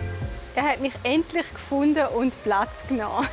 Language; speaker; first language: German; native; German